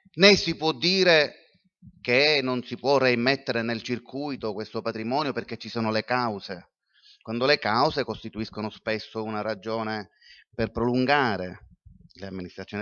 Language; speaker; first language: Italian; native; Italian